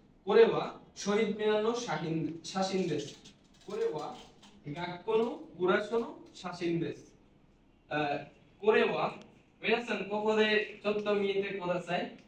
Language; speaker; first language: Japanese; non-native, learner; Bangla